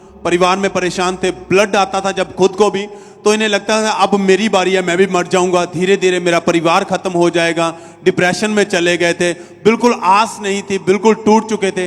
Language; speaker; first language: Hindi; native; Hindi